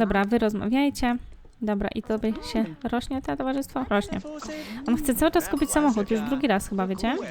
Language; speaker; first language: Polish; native; Polish